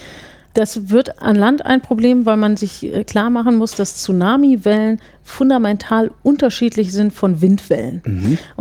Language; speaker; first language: German; native; German